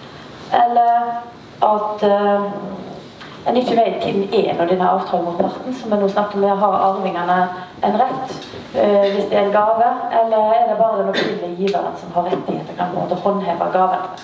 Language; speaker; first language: Norwegian; native; Norwegian